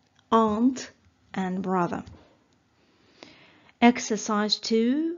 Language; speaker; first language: English; non-native, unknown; Azerbaijani